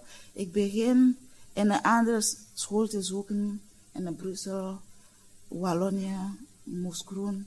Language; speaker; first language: Dutch; non-native, learner; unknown